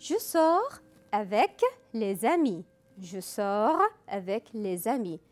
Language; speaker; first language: French; non-native, local second language; Arabic